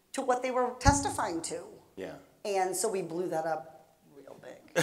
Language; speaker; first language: English; native; English